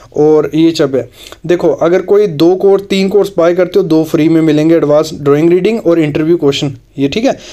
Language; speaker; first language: Hindi; native; Hindi